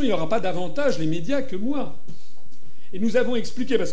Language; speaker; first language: French; native; French